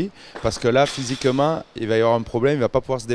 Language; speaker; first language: French; native; French